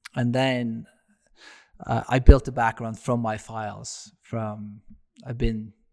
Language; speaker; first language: English; non-native, fluent; Norwegian